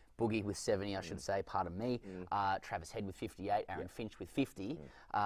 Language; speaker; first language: English; native; English